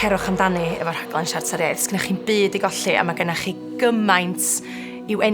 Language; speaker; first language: Welsh; native; Welsh